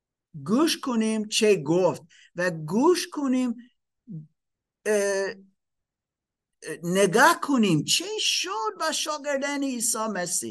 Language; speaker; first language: Persian; non-native, fluent; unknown